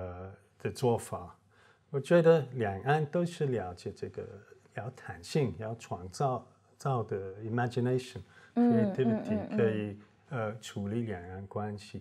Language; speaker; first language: Chinese; non-native, fluent; English